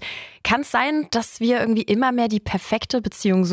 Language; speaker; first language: German; native; German